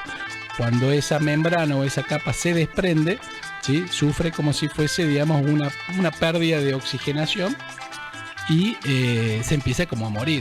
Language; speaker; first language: Spanish; native; Spanish